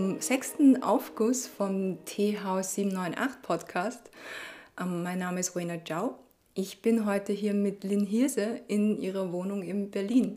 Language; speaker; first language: German; early bilingual, other home language; Chinese